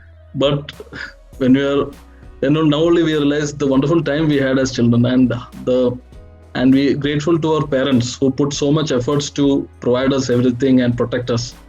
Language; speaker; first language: English; non-native, local second language; Malayalam